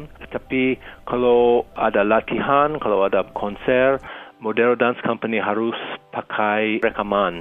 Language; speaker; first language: Indonesian; non-native, fluent; English